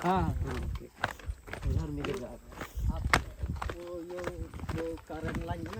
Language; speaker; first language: Hindi; non-native, local second language; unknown